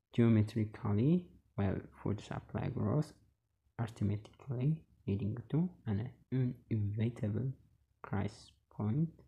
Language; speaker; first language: English; non-native, local second language; Amharic